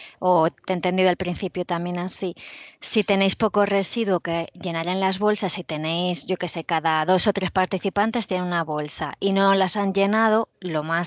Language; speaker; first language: Spanish; native; Spanish